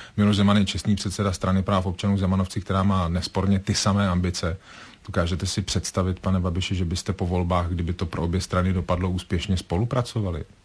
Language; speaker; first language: Czech; native; Czech